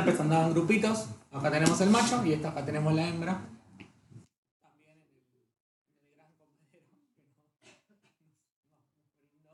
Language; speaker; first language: Spanish; native; Spanish